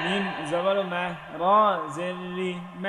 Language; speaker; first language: Arabic; non-native, learner; Bangla